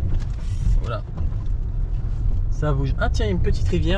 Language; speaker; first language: French; native; French